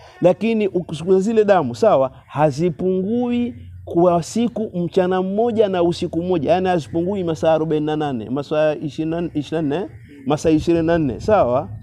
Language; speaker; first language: Swahili; native; Swahili